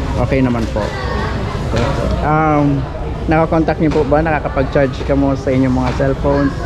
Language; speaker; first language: Filipino; non-native, local second language; Bikol